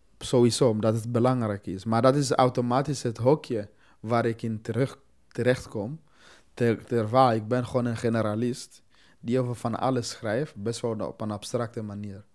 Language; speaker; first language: Dutch; non-native, fluent; Swahili